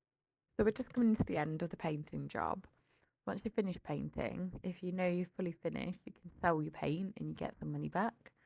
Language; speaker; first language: English; native; English